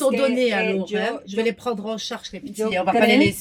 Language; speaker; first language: French; native; French